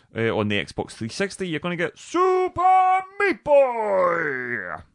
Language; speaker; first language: English; native; English